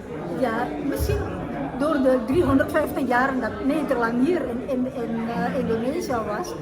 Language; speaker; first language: Dutch; early bilingual, heritage; Indonesian